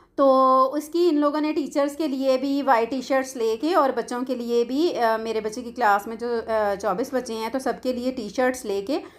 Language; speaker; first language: Urdu; non-native, local second language; Punjabi